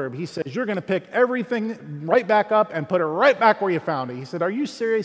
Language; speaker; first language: English; native; English